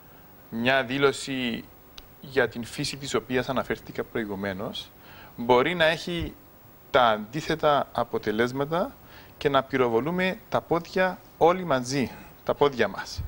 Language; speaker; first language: Greek; native; Greek